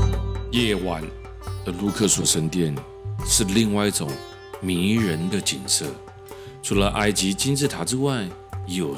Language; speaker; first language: Chinese; native; Chinese